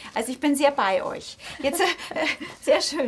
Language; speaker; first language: German; native; German